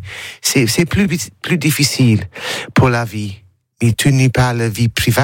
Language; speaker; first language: French; non-native, learner; English